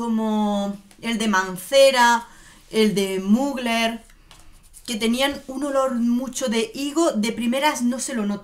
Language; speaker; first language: Spanish; native; Spanish